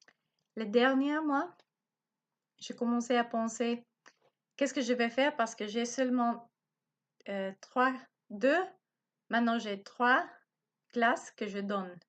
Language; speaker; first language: French; non-native, learner; Spanish